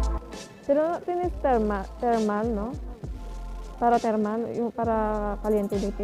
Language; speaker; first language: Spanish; non-native, learner; Filipino